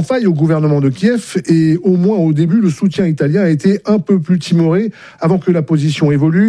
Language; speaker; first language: French; native; French